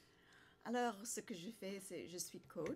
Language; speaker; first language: French; non-native, fluent; English